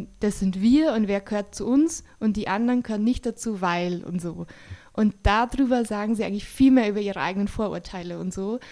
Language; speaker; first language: German; native; German